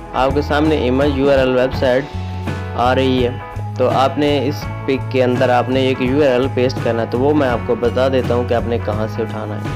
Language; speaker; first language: Urdu; non-native, local second language; Punjabi